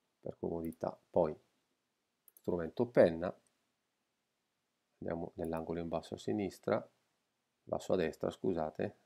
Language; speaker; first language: Italian; native; Italian